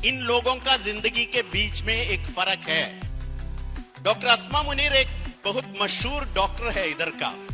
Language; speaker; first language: Hindi; non-native, fluent; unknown